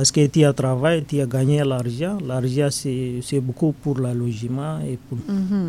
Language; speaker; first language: French; non-native, learner; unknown